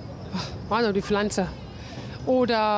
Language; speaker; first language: German; native; German